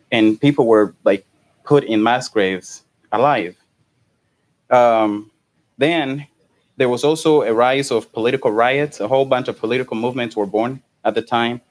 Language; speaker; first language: English; non-native, local second language; Kinyarwanda